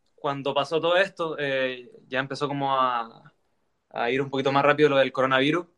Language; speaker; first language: Spanish; native; Spanish